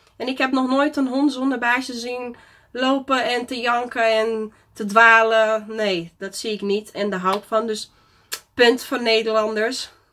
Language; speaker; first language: Dutch; non-native, fluent; Portuguese